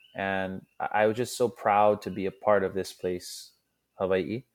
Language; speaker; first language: English; native; English